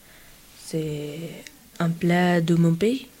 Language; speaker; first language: French; non-native, learner; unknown